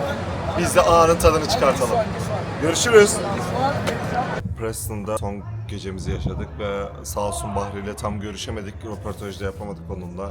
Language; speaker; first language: Turkish; native; Turkish